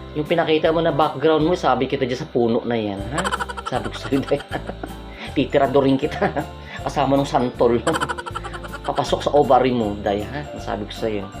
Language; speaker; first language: Filipino; non-native, local second language; Hiligaynon